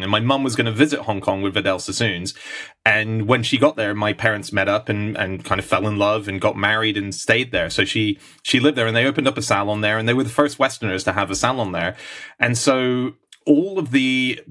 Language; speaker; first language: English; native; English